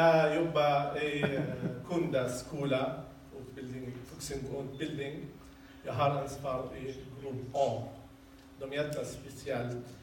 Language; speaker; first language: Swedish; non-native, learner; Arabic